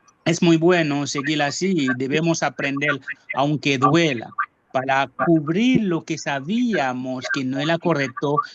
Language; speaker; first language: Spanish; non-native, fluent; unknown